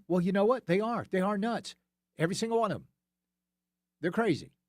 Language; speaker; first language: English; native; English